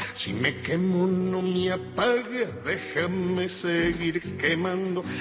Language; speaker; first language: Spanish; native; Spanish